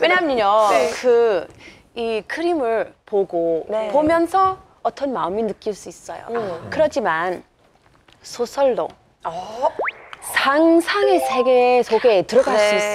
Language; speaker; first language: Korean; non-native, learner; English